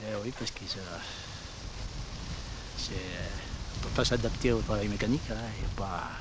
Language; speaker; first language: French; native; French